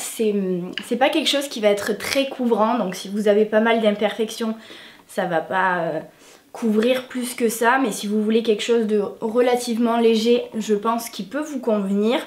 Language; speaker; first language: French; native; French